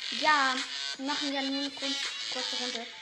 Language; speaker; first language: German; native; German